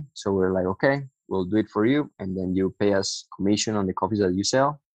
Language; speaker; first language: English; non-native, fluent; Spanish